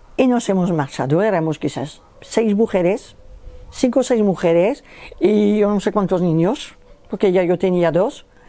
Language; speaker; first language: Spanish; non-native, fluent; French